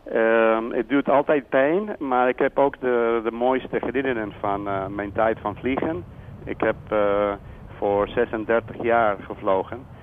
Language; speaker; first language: Dutch; non-native, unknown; Spanish